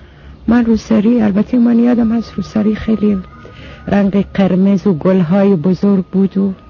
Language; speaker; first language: Persian; non-native, fluent; Arabic